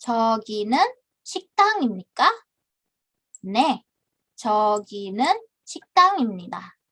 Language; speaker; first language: Korean; non-native, fluent; Indonesian